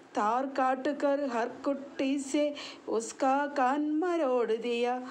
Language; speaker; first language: Hindi; non-native, local second language; Malayalam